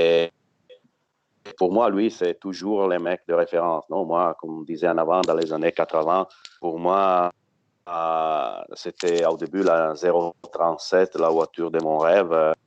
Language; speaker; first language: French; non-native, fluent; Italian